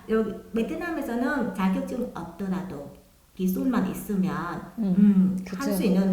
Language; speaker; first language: Korean; non-native, fluent; Vietnamese